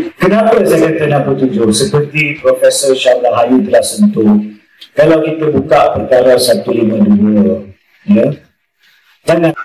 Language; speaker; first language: Malay; native; Malay